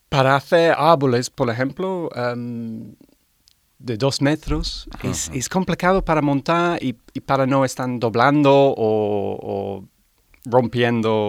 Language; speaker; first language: Spanish; non-native, learner; English